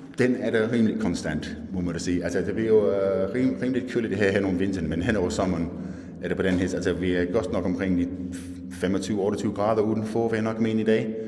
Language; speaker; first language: Danish; non-native, fluent; English